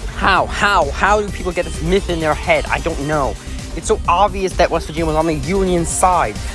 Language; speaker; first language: English; native; English